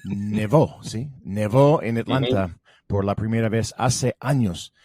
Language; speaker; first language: Spanish; non-native, fluent; English